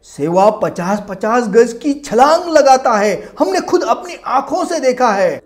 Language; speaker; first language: Hindi; non-native, local second language; Marathi